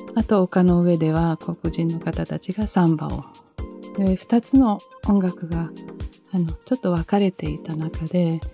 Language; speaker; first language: Japanese; early bilingual, heritage; Japanese